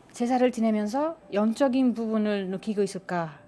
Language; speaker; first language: Korean; non-native, fluent; Spanish